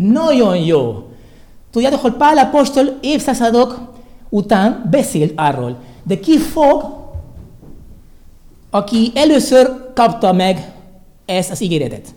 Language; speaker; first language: Hungarian; non-native, learner; Spanish